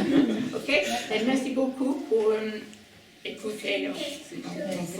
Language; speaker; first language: French; non-native, learner; English